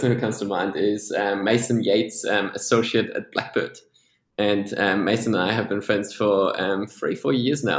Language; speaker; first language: English; non-native, fluent; Polish